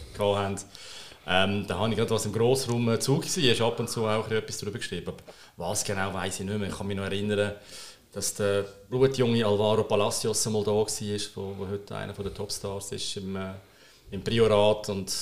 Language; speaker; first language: German; native; German